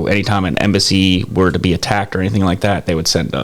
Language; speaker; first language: English; native; English